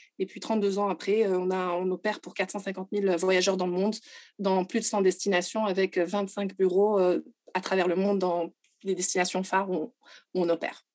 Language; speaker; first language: French; non-native, local second language; Arabic